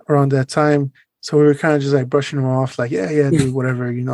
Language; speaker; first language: English; early bilingual, other home language; Spanish